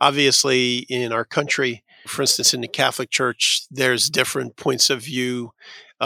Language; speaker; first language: English; native; English